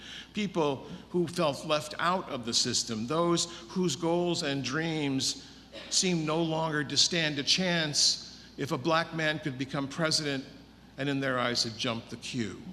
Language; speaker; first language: English; native; English